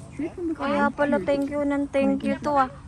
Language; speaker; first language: Filipino; non-native, local second language; Iloko